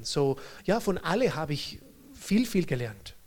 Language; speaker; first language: German; non-native, fluent; Spanish